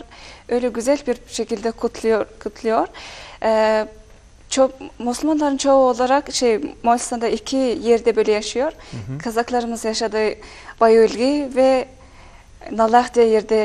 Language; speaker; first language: Turkish; non-native, fluent; Mongolian